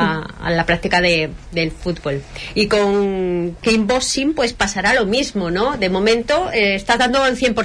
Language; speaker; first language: Spanish; native; Spanish